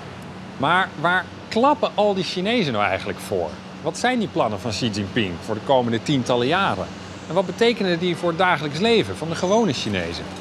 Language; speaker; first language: Dutch; native; Dutch